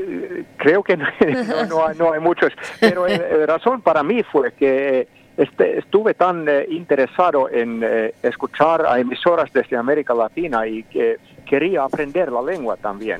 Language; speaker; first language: Spanish; non-native, fluent; Finnish